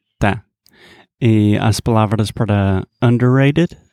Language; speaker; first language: Portuguese; non-native, fluent; English